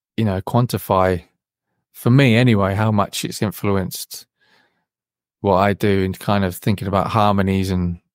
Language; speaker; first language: English; native; English